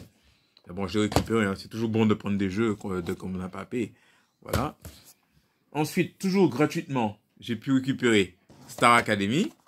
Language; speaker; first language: French; native; French